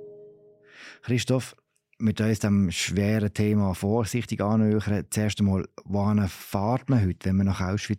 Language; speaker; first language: German; native; German